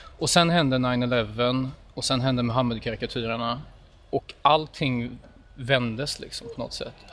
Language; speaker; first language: Swedish; early bilingual, other home language; Polish